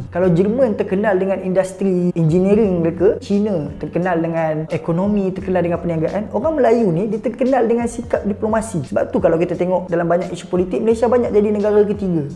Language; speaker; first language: Malay; native; Malay